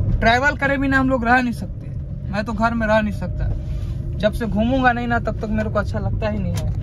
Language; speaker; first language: Hindi; native; Hindi